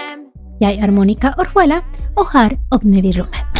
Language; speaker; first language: Norwegian; non-native, fluent; Spanish